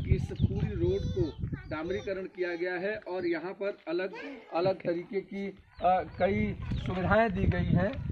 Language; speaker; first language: Hindi; non-native, local second language; Marathi